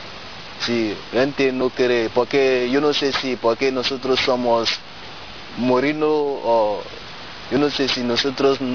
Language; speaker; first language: Spanish; non-native, learner; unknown